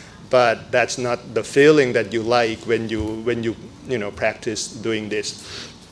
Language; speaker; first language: English; non-native, fluent; Thai